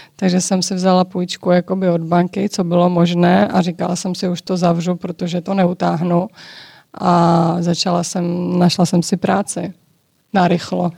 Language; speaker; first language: Czech; early bilingual, other home language; Georgian